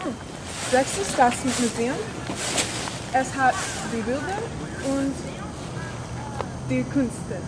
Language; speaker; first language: German; non-native, learner; English